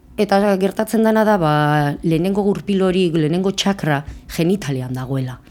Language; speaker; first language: Basque; native; Basque